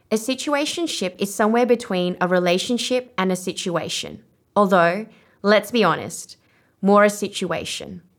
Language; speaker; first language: English; non-native, local second language; Vietnamese